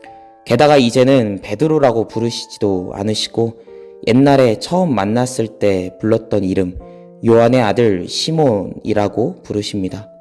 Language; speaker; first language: Korean; native; Korean